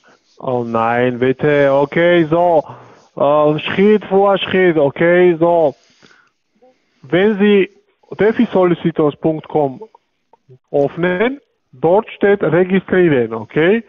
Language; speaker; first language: German; non-native, learner; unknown